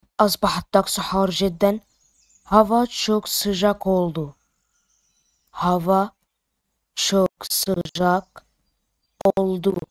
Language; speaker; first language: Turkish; non-native, fluent; Arabic